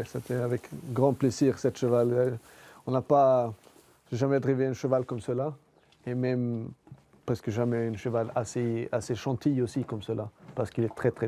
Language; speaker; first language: French; non-native, fluent; Swedish